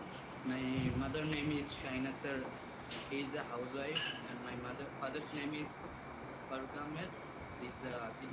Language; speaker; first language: English; non-native, learner; Bangla